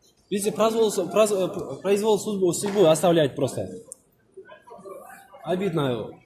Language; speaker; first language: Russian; non-native, local second language; Kyrgyz